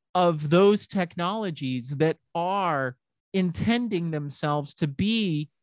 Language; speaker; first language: English; native; English